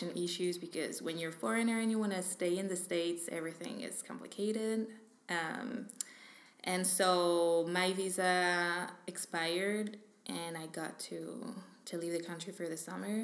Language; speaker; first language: English; non-native, fluent; French